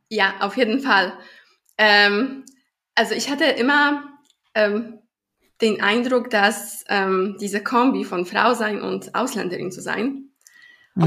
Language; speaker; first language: German; non-native, fluent; Polish